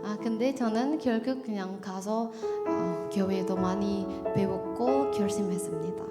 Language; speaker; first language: Korean; non-native, learner; Indonesian